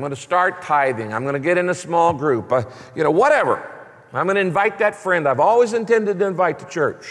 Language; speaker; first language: English; native; English